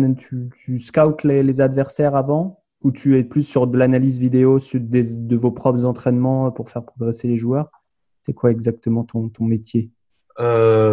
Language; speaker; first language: French; native; French